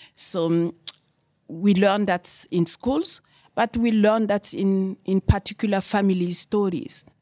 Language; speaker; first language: English; non-native, fluent; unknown